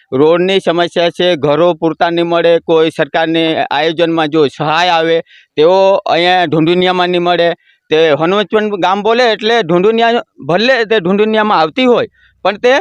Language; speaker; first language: Gujarati; non-native, local second language; Kukna